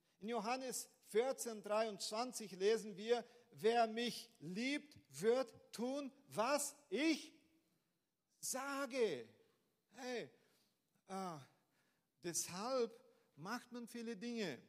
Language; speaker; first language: German; non-native, fluent; Portuguese